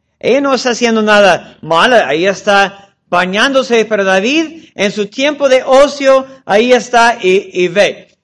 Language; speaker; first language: Spanish; non-native, fluent; English